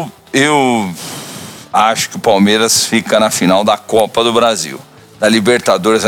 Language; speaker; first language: Portuguese; native; Portuguese